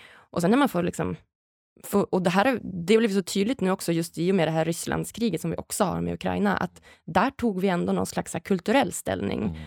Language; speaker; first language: Swedish; native; Swedish